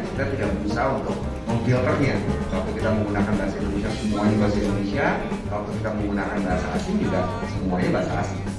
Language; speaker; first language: Indonesian; non-native, local second language; Minangkabau